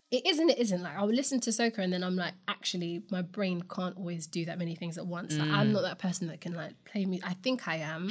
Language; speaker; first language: English; native; English